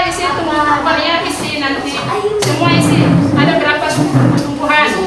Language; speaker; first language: Indonesian; native; Indonesian